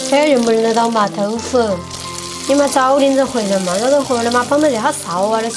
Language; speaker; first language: Chinese; native; Chinese